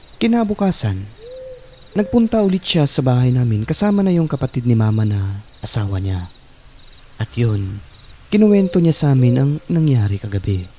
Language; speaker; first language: Filipino; non-native, local second language; Cebuano